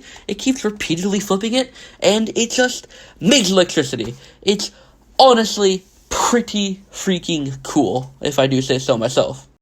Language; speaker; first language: English; native; English